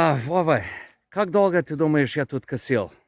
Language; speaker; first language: Russian; non-native, learner; English